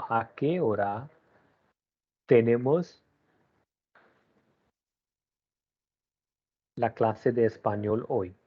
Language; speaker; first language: Spanish; non-native, learner; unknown